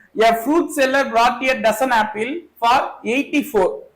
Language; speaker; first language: English; non-native, local second language; Tamil